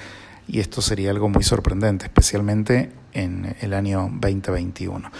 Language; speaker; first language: Spanish; native; Spanish